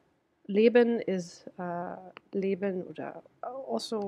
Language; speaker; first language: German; non-native, fluent; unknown